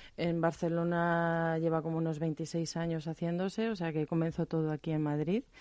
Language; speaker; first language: Spanish; non-native, fluent; German